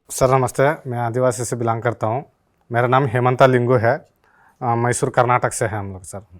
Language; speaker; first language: Hindi; non-native, local second language; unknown